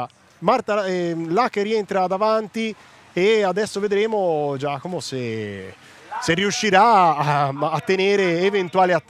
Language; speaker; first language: Italian; native; Italian